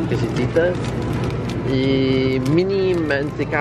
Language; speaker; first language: Spanish; non-native, learner; English